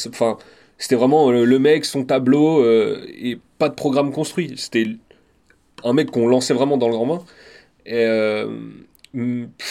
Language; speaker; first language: French; native; French